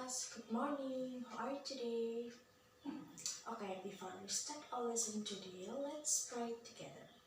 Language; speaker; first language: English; non-native, learner; Indonesian